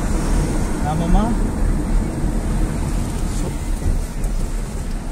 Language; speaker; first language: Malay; non-native, learner; Bangla